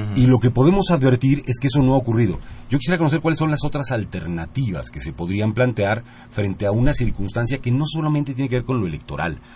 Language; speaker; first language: Spanish; native; Spanish